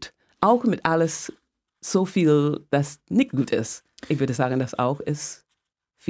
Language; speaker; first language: German; non-native, fluent; English